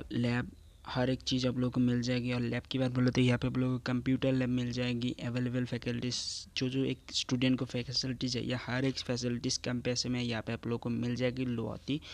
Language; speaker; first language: Hindi; non-native, local second language; Assamese